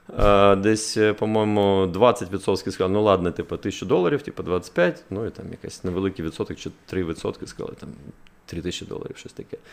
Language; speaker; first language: Ukrainian; native; Ukrainian